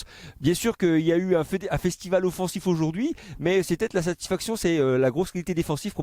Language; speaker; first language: French; native; French